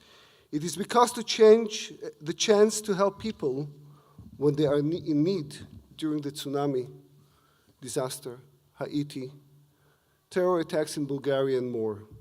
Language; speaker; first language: English; non-native, fluent; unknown